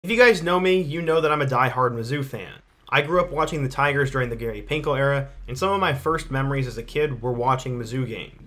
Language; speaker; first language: English; native; English